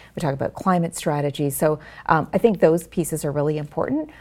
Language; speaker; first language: English; native; English